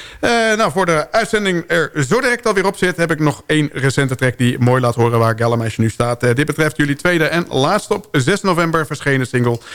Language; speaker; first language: Dutch; native; Dutch